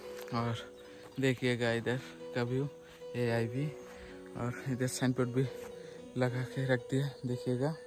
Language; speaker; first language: Hindi; non-native, local second language; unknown